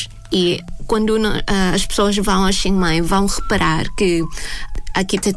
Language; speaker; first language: Portuguese; non-native, fluent; Thai